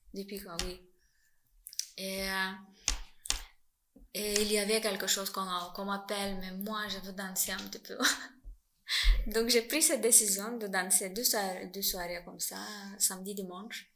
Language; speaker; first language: French; non-native, fluent; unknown